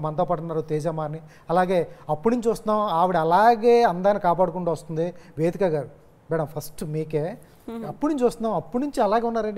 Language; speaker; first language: Telugu; native; Telugu